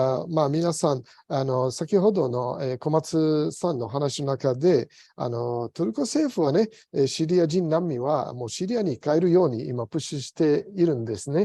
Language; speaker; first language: Japanese; non-native, fluent; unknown